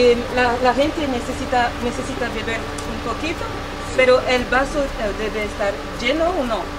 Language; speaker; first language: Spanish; non-native, learner; French